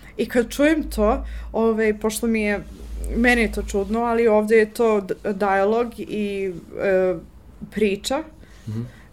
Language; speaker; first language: Serbian; non-native, fluent; English